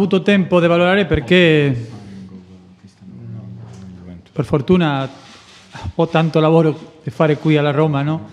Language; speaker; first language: Italian; non-native, fluent; Spanish